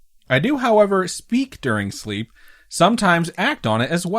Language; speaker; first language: English; native; English